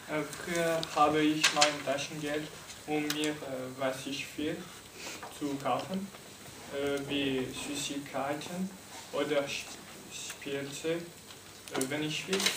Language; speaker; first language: German; non-native, learner; French